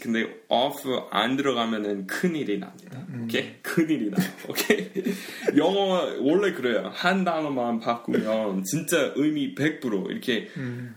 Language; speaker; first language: Korean; non-native, fluent; English